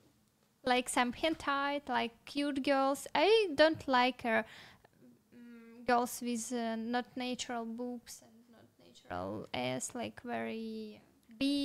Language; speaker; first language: English; non-native, learner; Russian